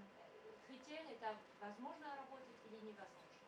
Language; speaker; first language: Russian; non-native, fluent; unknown